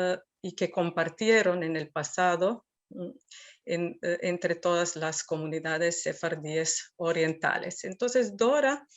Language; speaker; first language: Spanish; non-native, fluent; Serbian